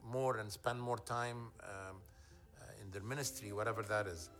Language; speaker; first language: English; non-native, fluent; Arabic